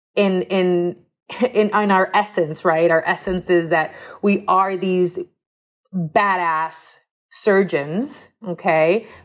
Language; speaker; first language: Spanish; native; Spanish